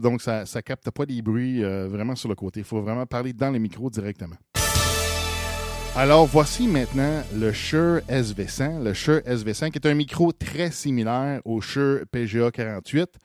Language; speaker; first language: French; native; French